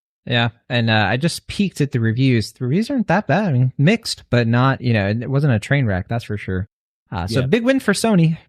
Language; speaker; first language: English; native; English